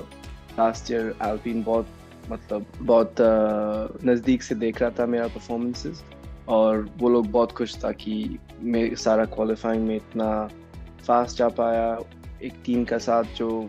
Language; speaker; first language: Hindi; non-native, local second language; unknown